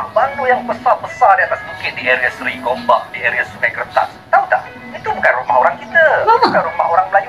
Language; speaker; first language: Malay; native; Malay